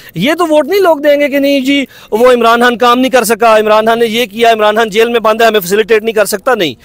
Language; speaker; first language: Urdu; non-native, local second language; Punjabi